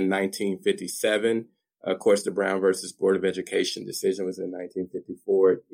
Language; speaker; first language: English; native; English